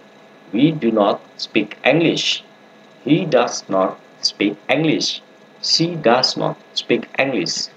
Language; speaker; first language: English; non-native, learner; Indonesian